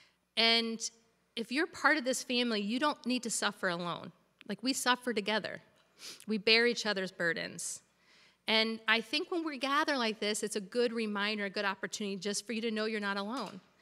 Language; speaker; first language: English; native; English